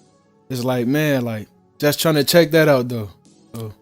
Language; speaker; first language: English; native; English